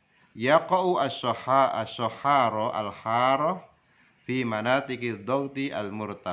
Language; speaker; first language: Arabic; non-native, fluent; Indonesian